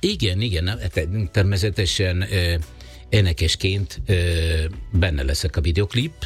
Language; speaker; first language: Hungarian; non-native, learner; Italian